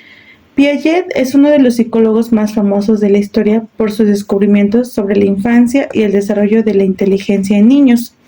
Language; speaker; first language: Spanish; native; Spanish